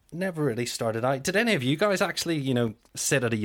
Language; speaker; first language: English; native; English